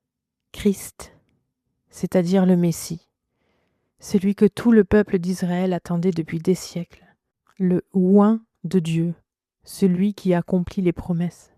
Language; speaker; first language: French; native; French